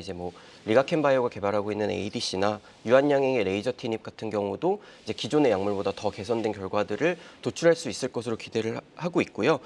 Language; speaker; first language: Korean; native; Korean